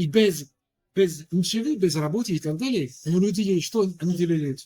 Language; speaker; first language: Russian; non-native, learner; French